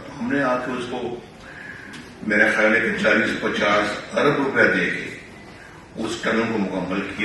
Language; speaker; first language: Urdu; non-native, local second language; Punjabi